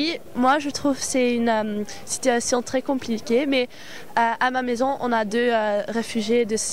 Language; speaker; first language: French; non-native, local second language; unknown